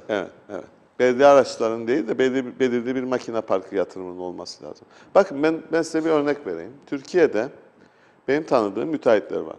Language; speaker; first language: Turkish; native; Turkish